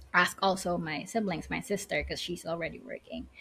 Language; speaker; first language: English; non-native, local second language; Filipino